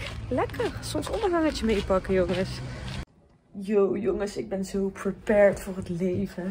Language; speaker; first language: Dutch; native; Dutch